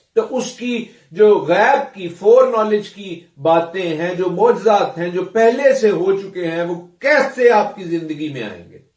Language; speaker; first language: Urdu; non-native, local second language; Punjabi